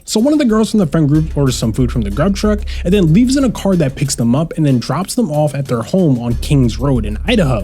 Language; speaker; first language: English; native; English